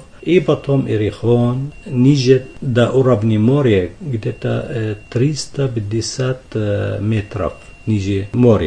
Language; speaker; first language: Russian; non-native, fluent; Arabic